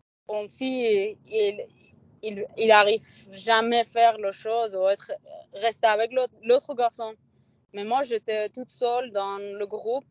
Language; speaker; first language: French; non-native, learner; Persian